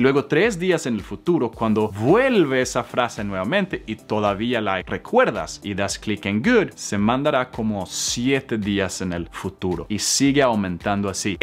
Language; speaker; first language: Spanish; non-native, fluent; Swedish